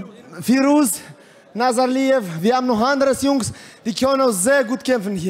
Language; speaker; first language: German; non-native, fluent; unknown